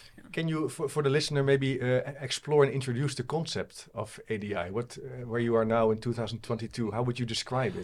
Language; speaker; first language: English; non-native, fluent; Dutch